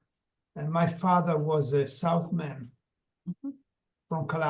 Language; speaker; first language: English; non-native, learner; Italian